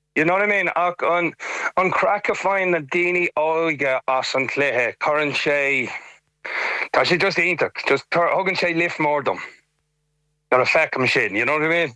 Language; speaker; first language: Irish; non-native, local second language; English